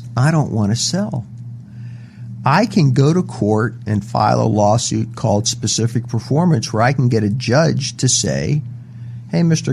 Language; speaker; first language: English; native; English